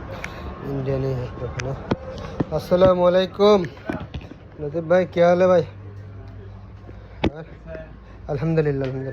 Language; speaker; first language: Hindi; non-native, learner; Bangla